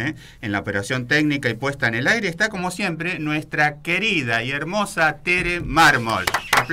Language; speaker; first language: Spanish; native; Spanish